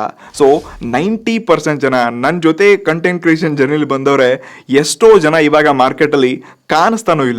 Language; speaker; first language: Kannada; native; Kannada